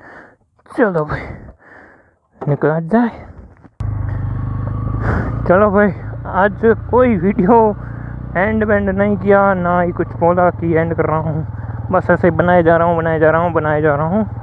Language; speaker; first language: Hindi; non-native, local second language; Gujarati